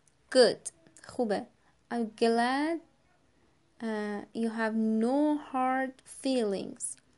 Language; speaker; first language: English; non-native, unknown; Persian